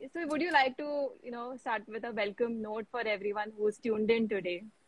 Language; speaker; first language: English; non-native, local second language; Marathi